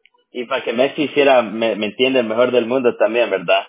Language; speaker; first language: Spanish; native; Spanish